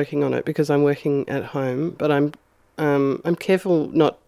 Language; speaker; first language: English; native; English